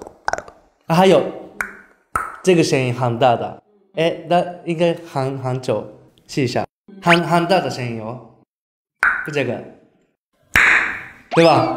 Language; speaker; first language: Chinese; non-native, learner; Japanese